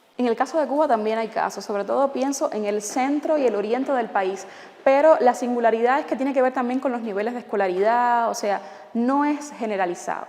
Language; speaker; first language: Spanish; native; Spanish